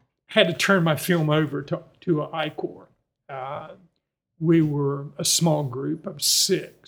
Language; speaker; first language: English; native; English